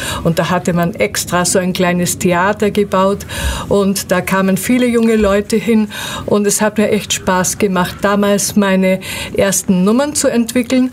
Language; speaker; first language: German; native; German